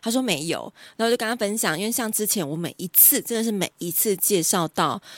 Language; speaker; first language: Chinese; native; Chinese